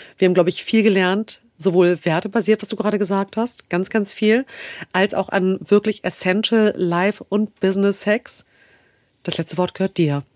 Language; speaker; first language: German; early bilingual, other home language; Kurdish